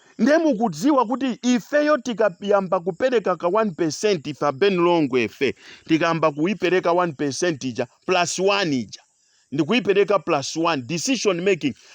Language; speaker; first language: Nyanja; non-native, local second language; Tumbuka